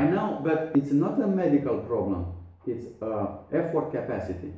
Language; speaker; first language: English; non-native, learner; Romanian